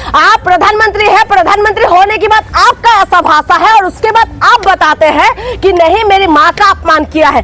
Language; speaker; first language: Hindi; non-native, local second language; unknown